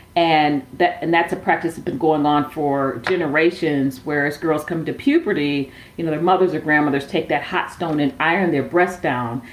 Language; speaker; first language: English; native; English